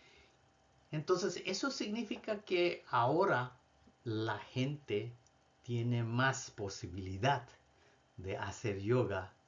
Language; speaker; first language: Spanish; non-native, fluent; Bangla